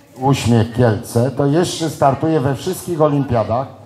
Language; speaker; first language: Polish; native; Polish